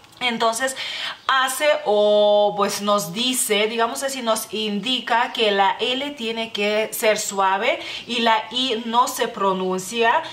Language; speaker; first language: Spanish; non-native, fluent; Lithuanian